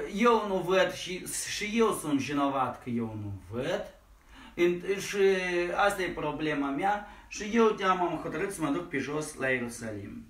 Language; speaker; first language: Romanian; native; Romanian